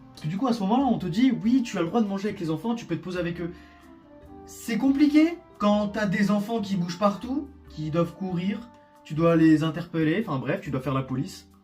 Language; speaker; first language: French; native; French